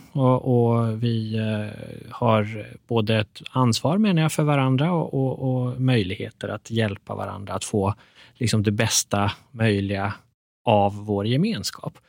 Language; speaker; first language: Swedish; early bilingual, other home language; Persian